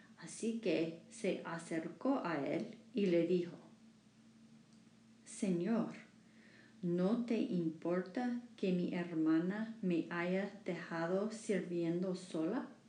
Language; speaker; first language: Spanish; non-native, learner; English